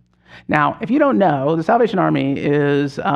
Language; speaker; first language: English; native; English